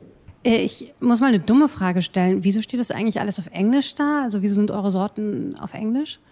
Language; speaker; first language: German; native; German